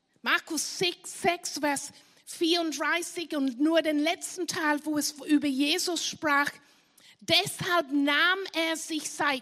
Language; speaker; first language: German; non-native, fluent; English